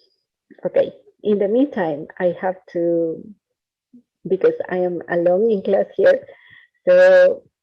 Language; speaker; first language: English; non-native, fluent; Spanish